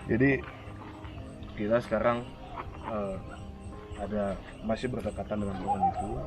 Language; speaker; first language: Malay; non-native, local second language; Balinese